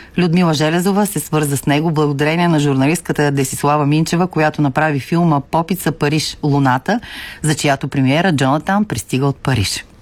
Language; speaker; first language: Bulgarian; native; Bulgarian